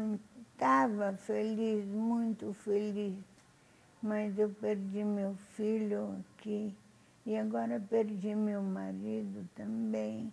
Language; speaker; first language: Portuguese; non-native, fluent; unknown